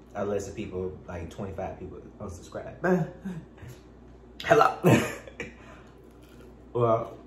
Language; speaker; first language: English; native; English